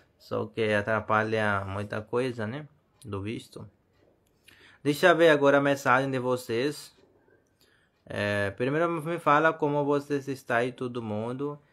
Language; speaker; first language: Portuguese; non-native, learner; Hindi